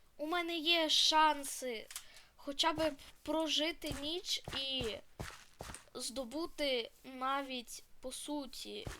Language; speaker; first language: Ukrainian; native; Ukrainian